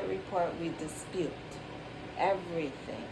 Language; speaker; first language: English; native; English